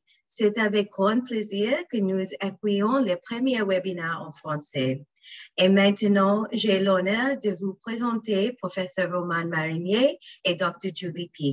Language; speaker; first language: French; non-native, learner; English